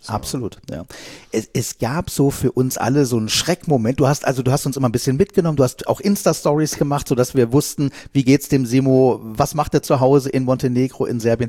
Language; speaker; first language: German; native; German